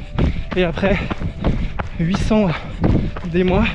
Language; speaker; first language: French; native; French